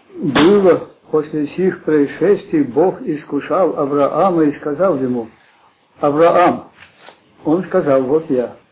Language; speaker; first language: Russian; early bilingual, heritage; Russian